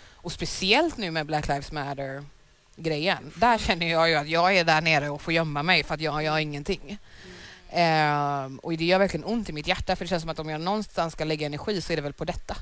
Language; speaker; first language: Swedish; native; Swedish